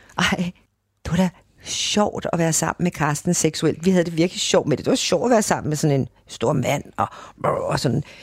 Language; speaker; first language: Danish; native; Danish